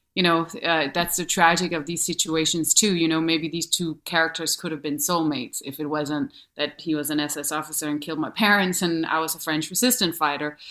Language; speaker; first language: English; non-native, fluent; Danish